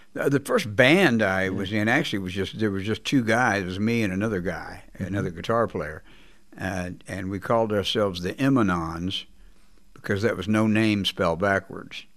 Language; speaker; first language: English; native; English